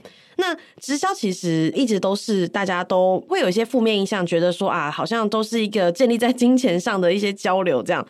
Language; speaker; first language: Chinese; native; Chinese